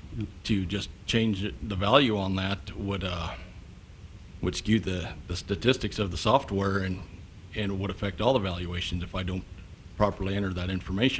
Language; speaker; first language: English; native; English